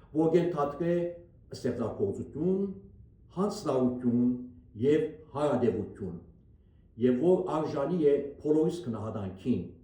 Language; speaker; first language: Armenian; native; Armenian